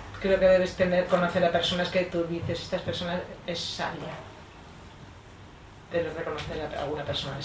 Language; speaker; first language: Spanish; native; Spanish